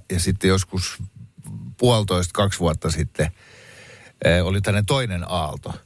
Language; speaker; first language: Finnish; native; Finnish